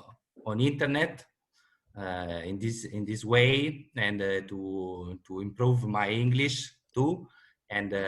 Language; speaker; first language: English; non-native, learner; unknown